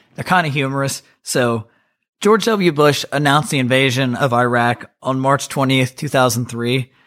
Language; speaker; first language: English; native; English